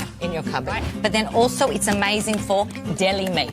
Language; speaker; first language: English; native; English